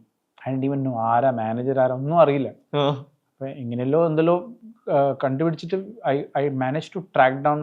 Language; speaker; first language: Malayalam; early bilingual, heritage; Malayalam